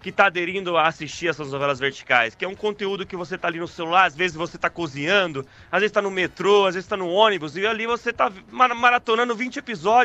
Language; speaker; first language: Portuguese; non-native, fluent; Italian